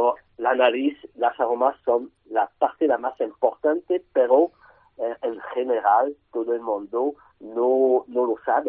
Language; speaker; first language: Spanish; non-native, learner; French